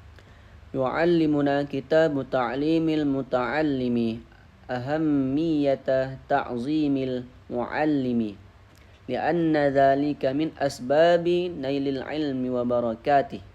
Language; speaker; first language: Arabic; non-native, learner; Indonesian